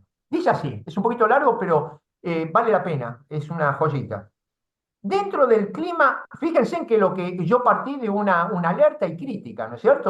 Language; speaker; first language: Spanish; native; Spanish